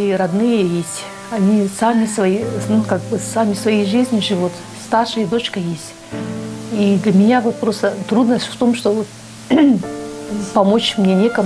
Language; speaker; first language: Russian; non-native, local second language; Tuvinian